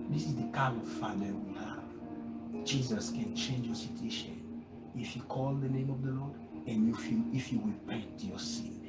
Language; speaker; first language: English; non-native, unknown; Haitian Creole